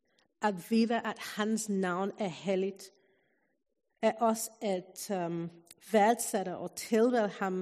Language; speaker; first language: Danish; non-native, fluent; English